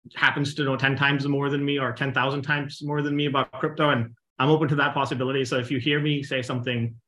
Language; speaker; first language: English; non-native, local second language; Punjabi